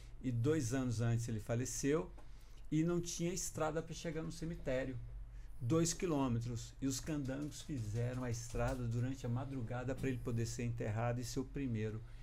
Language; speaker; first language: Portuguese; native; Portuguese